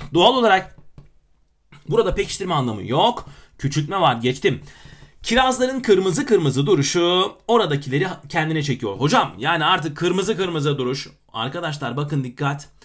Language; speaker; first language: Turkish; native; Turkish